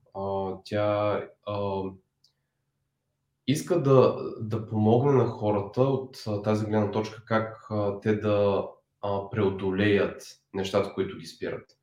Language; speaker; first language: Bulgarian; native; Bulgarian